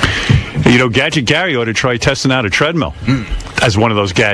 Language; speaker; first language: English; native; English